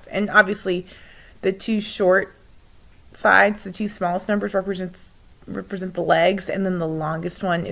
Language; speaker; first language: English; native; English